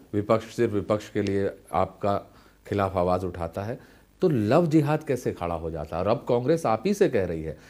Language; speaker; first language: Hindi; native; Hindi